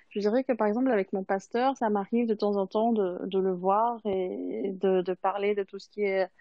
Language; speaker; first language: French; non-native, local second language; Malagasy